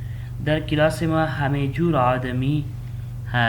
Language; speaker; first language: Persian; non-native, fluent; Urdu